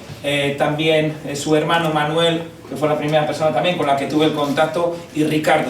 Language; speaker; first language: Spanish; native; Spanish